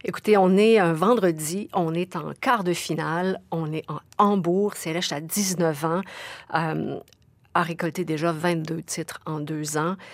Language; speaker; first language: French; native; French